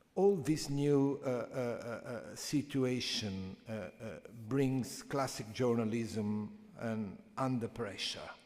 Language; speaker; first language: English; non-native, fluent; Italian